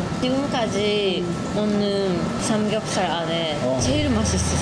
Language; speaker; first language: Korean; non-native, learner; Japanese